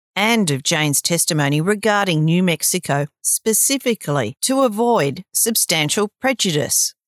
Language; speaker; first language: English; native; English